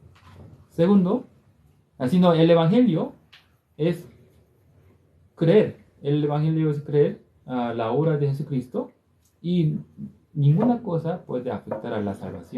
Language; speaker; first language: Spanish; non-native, learner; Korean